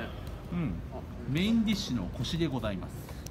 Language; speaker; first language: Japanese; native; Japanese